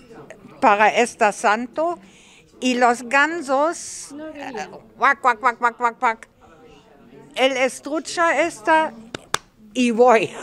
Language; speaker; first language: Spanish; non-native, learner; German